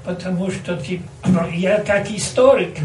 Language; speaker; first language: Russian; non-native, fluent; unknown